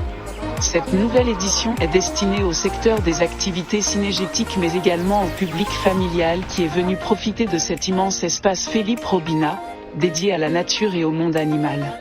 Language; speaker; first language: French; native; French